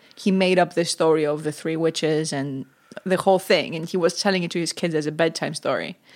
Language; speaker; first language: English; non-native, fluent; Greek